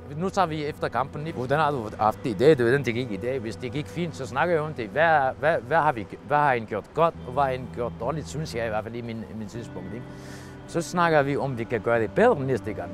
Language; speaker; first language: Danish; non-native, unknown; Arabic